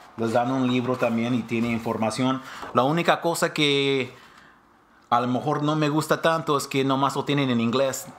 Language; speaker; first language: Spanish; early bilingual, heritage; Spanish